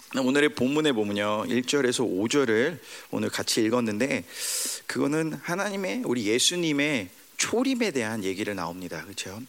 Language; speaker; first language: Korean; early bilingual, heritage; Korean